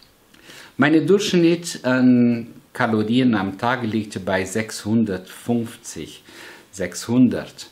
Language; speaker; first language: German; non-native, fluent; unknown